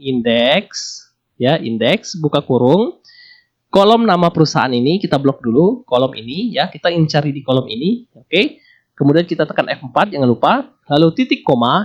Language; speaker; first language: Indonesian; native; Indonesian